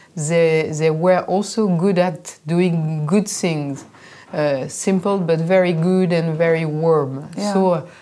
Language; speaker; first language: English; non-native, fluent; French